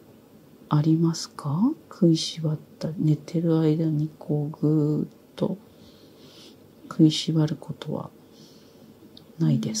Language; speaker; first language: Japanese; native; Japanese